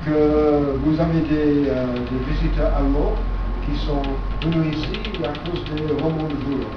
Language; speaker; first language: French; non-native, fluent; English